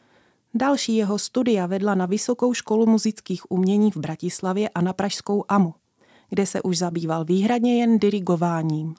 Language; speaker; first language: Czech; native; Czech